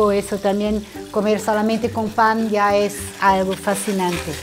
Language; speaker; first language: Spanish; non-native, fluent; Portuguese